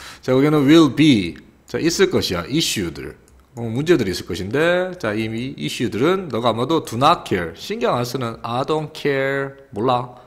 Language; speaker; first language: Korean; native; Korean